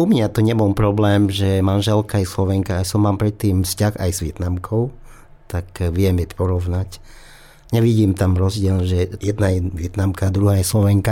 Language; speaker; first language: Slovak; non-native, learner; Vietnamese